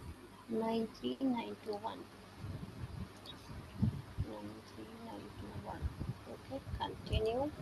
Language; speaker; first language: Hindi; native; Hindi